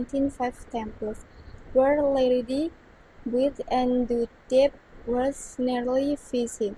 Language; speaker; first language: English; non-native, learner; Indonesian